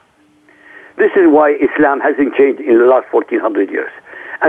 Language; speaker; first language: English; non-native, fluent; Arabic